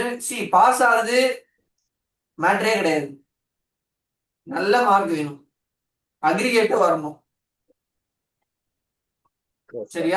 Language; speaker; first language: Tamil; native; Tamil